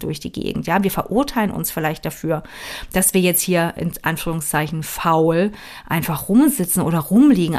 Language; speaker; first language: German; native; German